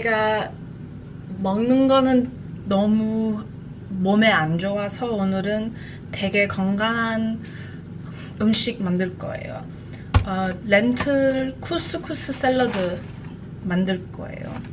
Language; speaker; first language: Korean; early bilingual, heritage; English